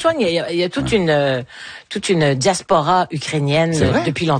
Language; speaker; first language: French; native; French